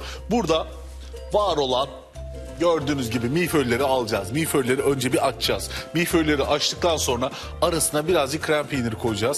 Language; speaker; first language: Turkish; native; Turkish